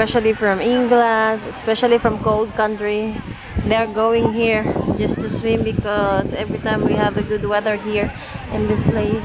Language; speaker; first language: English; non-native, local second language; Cebuano